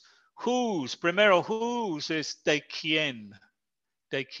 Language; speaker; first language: Spanish; non-native, fluent; English